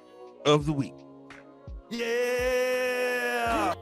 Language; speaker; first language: English; native; English